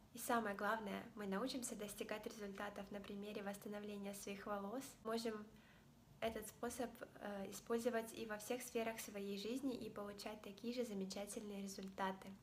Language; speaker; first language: Russian; native; Russian